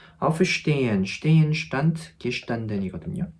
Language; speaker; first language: German; non-native, fluent; Korean